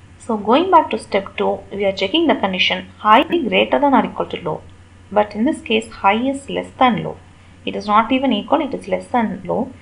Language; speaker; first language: English; non-native, local second language; Tamil